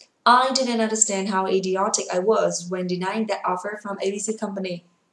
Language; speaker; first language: English; non-native, fluent; Vietnamese